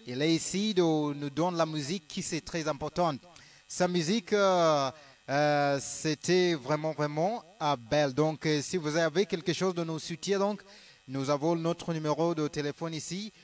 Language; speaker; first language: French; non-native, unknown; Luo (Kenya and Tanzania)